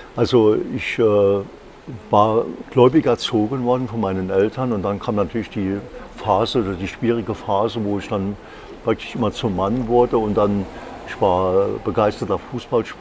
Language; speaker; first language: German; native; German